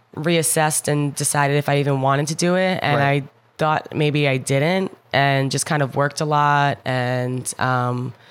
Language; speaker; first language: English; native; English